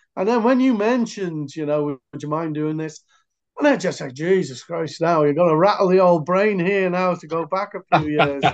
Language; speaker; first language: English; native; English